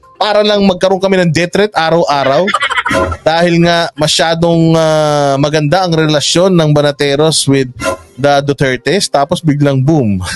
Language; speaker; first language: Filipino; non-native, local second language; Iloko